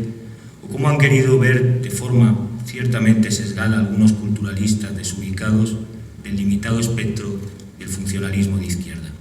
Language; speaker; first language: Spanish; native; Spanish